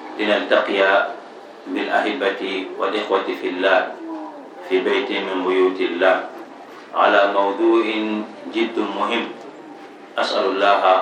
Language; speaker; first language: Arabic; non-native, fluent; Mossi